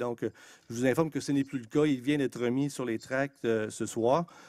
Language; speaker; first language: French; native; French